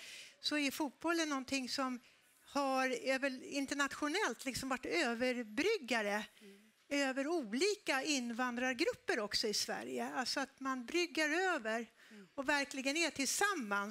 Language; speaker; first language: Swedish; native; Swedish